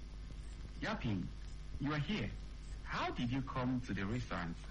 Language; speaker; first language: English; non-native, learner; Chinese